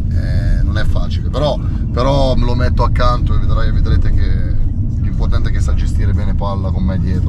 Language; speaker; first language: Italian; native; Italian